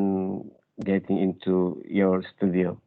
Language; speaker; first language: English; non-native, learner; Indonesian